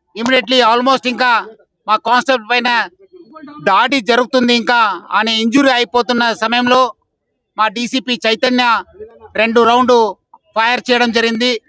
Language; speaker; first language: Telugu; non-native, fluent; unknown